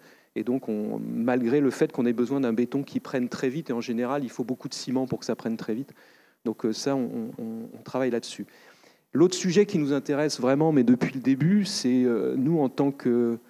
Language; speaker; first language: French; native; French